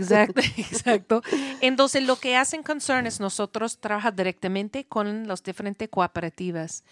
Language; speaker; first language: Spanish; non-native, learner; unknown